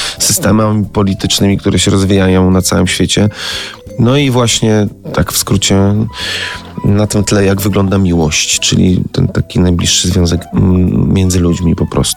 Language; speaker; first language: Polish; native; Polish